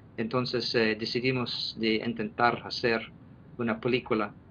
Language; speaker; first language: Spanish; non-native, fluent; English